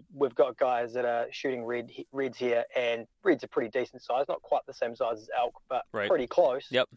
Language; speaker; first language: English; native; English